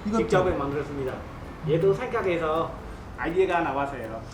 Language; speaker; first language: Korean; non-native, learner; Khmer